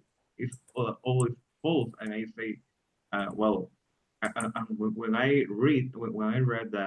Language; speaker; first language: English; non-native, learner; Spanish